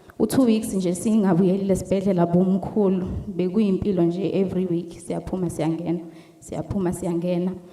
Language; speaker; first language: Zulu; native; Zulu